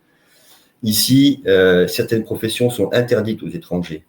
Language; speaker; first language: French; native; French